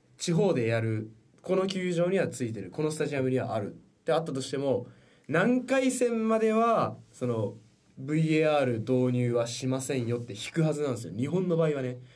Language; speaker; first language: Japanese; native; Japanese